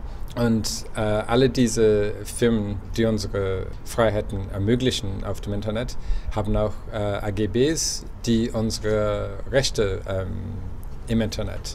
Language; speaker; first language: German; non-native, fluent; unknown